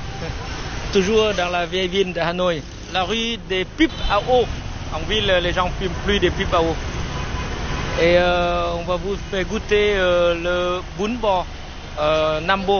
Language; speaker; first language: French; non-native, fluent; Vietnamese